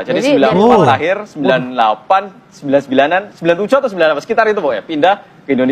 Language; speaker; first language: Indonesian; early bilingual, other home language; Korean